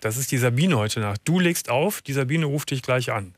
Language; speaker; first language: German; native; German